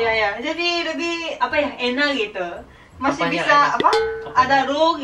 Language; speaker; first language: Indonesian; non-native, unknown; Japanese